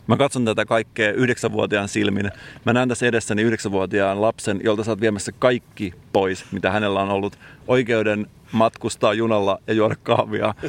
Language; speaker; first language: Finnish; native; Finnish